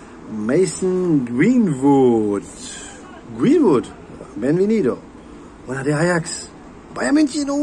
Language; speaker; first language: Spanish; non-native, learner; German